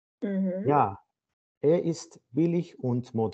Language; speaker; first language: German; non-native, learner; Azerbaijani